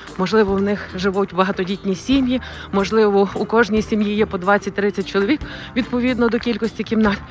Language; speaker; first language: Ukrainian; native; Ukrainian